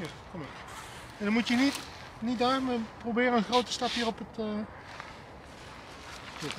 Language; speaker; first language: Dutch; native; Dutch